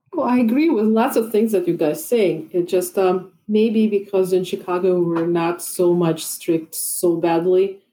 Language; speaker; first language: English; non-native, fluent; Russian